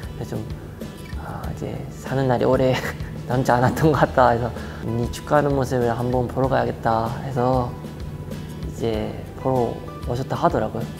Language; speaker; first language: Korean; early bilingual, heritage; Japanese